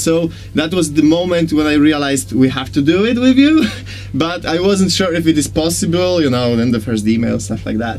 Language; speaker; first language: English; non-native, fluent; Polish